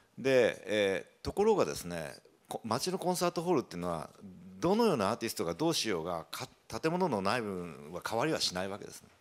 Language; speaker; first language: Japanese; native; Japanese